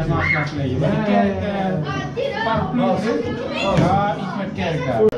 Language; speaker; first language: Dutch; non-native, learner; Spanish